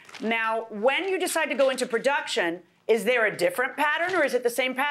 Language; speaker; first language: English; early bilingual, other home language; Spanish